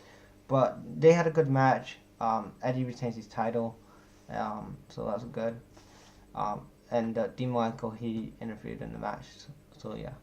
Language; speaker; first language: English; native; English